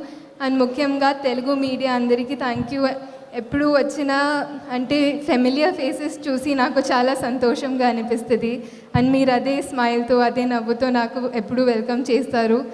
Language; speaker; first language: Telugu; non-native, local second language; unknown